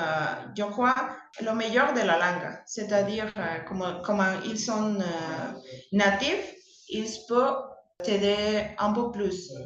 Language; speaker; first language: French; non-native, learner; Spanish